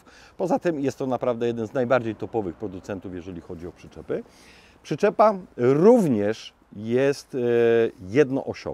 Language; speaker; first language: Polish; native; Polish